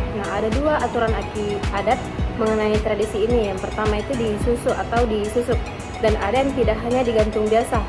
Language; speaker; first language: Indonesian; non-native, local second language; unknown